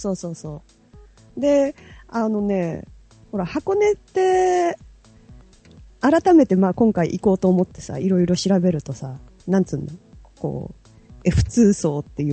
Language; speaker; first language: Japanese; native; Japanese